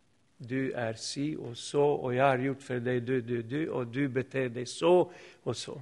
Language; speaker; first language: Swedish; non-native, fluent; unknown